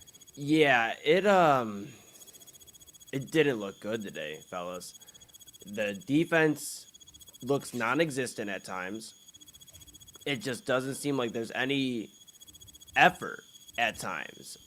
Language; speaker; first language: English; native; English